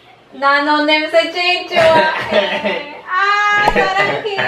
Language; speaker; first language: Korean; non-native, learner; Spanish